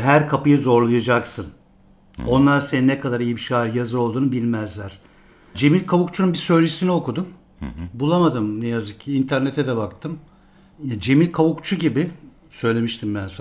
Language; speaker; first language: Turkish; native; Turkish